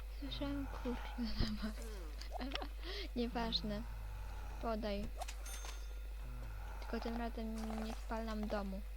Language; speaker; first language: Polish; native; Polish